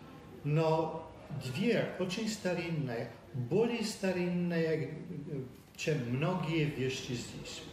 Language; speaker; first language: Russian; non-native, learner; Polish